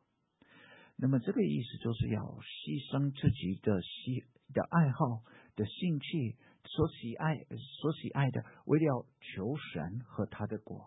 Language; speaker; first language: Chinese; non-native, fluent; English